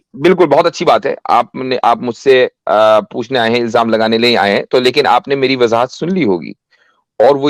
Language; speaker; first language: Hindi; native; Hindi